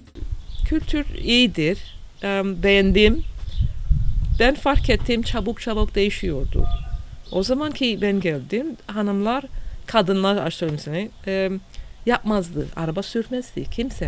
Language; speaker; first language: Turkish; non-native, fluent; English